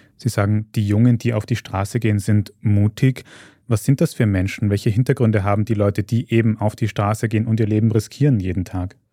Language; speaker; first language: German; native; German